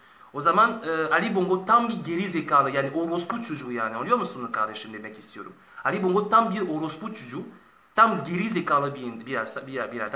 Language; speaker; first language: Turkish; non-native, learner; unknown